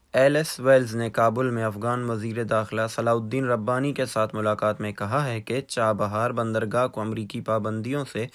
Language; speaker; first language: Urdu; non-native, local second language; Baluchi